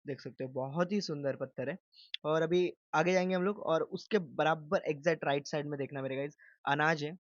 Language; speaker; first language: Hindi; non-native, local second language; Marathi